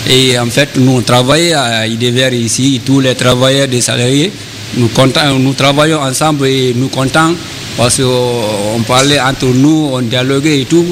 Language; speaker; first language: French; non-native, fluent; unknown